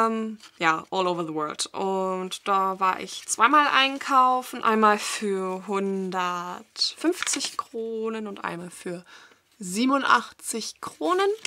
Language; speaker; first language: German; native; German